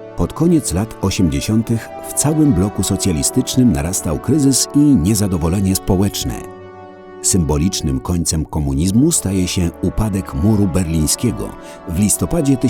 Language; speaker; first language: Polish; native; Polish